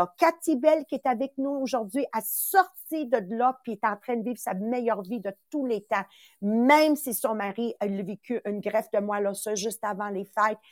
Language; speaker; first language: French; native; French